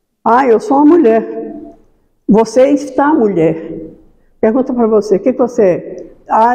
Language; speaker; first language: Portuguese; native; Portuguese